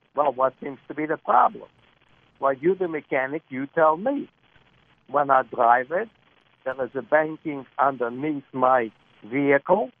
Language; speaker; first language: English; early bilingual, other home language; Lithuanian